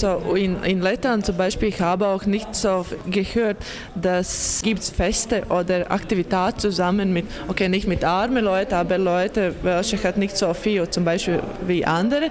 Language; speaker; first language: German; non-native, learner; Latvian